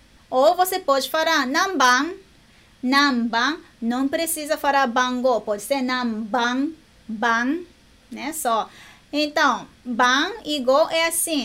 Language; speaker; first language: Portuguese; non-native, fluent; Japanese